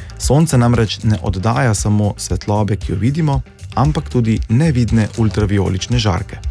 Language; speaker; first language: Slovenian; native; Slovenian